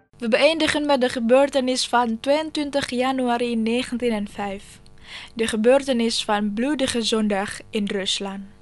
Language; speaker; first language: Dutch; non-native, fluent; Indonesian